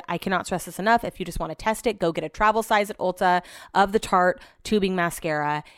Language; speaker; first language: English; native; English